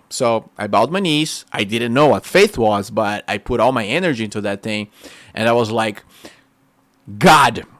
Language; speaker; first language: English; non-native, fluent; Portuguese